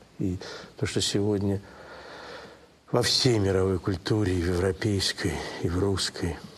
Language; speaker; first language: Russian; native; Russian